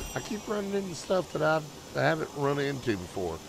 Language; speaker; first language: English; native; English